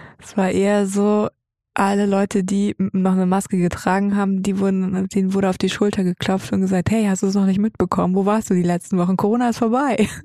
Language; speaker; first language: German; native; German